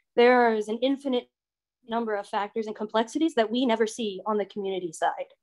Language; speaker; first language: English; native; English